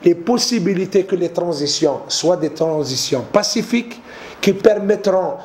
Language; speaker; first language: French; non-native, local second language; Arabic